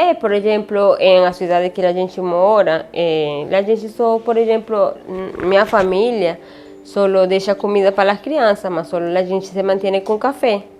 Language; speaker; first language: Portuguese; non-native, learner; Spanish